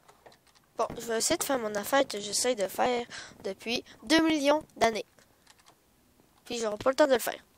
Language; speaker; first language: French; native; French